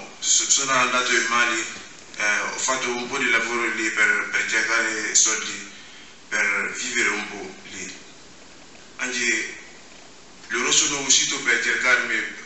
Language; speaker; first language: Italian; non-native, learner; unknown